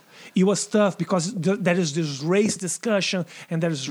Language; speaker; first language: English; non-native, fluent; Portuguese